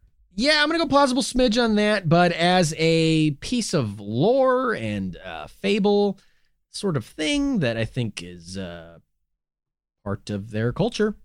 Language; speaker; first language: English; native; English